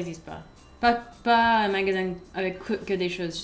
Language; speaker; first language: French; non-native, fluent; English